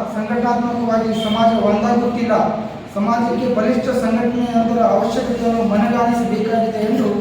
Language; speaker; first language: Kannada; non-native, local second language; Lambadi